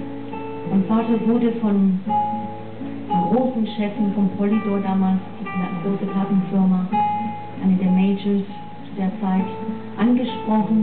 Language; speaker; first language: German; non-native, fluent; English